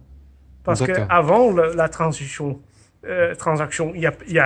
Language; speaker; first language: French; non-native, fluent; Dutch